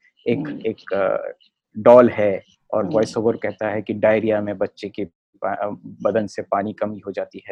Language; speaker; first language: English; non-native, local second language; Hindi